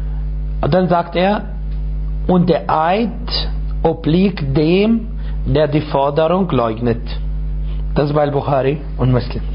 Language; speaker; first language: German; non-native, fluent; Arabic